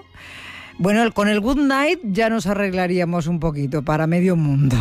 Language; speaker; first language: Spanish; native; Spanish